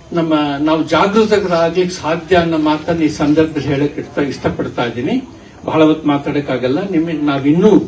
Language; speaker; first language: Kannada; native; Kannada